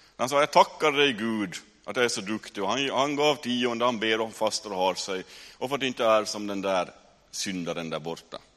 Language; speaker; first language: Swedish; native; Swedish